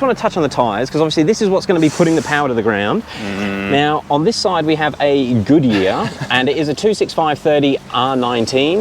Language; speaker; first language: English; native; English